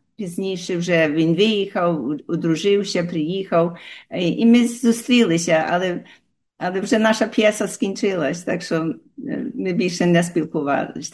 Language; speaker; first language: Ukrainian; early bilingual, heritage; Ukrainian